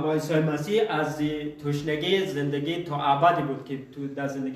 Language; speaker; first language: Persian; early bilingual, heritage; Persian